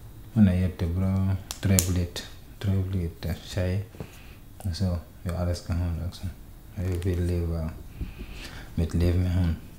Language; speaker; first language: Swedish; non-native, learner; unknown